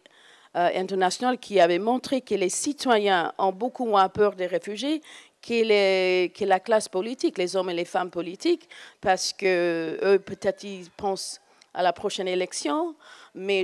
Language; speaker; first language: French; non-native, fluent; English